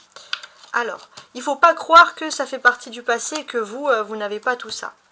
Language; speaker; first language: French; native; French